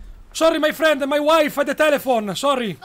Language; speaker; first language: English; non-native, learner; Italian